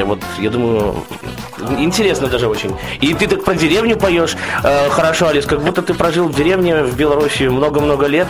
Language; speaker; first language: Russian; native; Russian